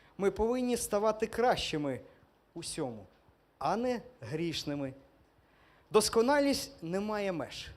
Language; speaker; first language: Ukrainian; non-native, local second language; Russian